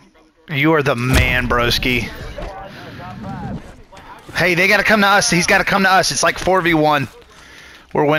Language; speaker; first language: English; native; English